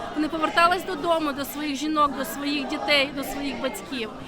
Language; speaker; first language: Ukrainian; native; Ukrainian